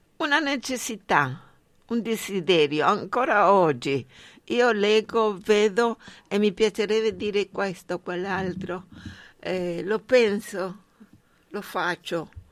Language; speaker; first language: Italian; non-native, fluent; Spanish